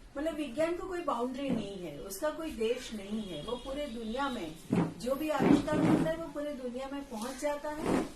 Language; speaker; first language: Hindi; non-native, local second language; Gujarati